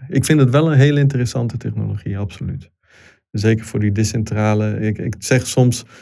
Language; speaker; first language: Dutch; non-native, fluent; Italian